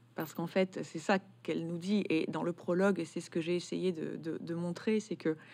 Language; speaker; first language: French; native; French